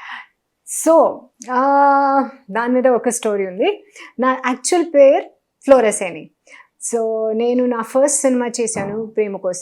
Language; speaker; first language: Telugu; non-native, local second language; Hindi